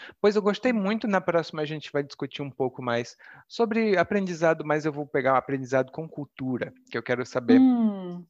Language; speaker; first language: Portuguese; native; Portuguese